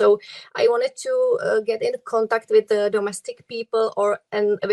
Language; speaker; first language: English; non-native, fluent; Czech